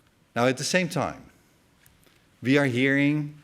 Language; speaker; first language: English; non-native, fluent; Dutch